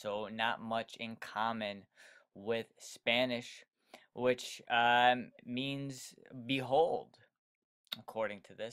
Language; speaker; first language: English; native; English